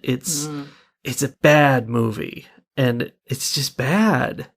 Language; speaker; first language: English; native; English